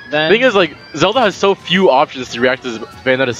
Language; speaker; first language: English; native; English